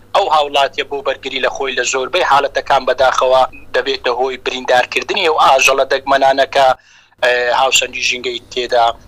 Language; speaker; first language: Central Kurdish; native; Central Kurdish